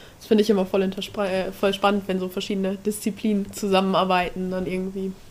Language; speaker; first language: German; native; German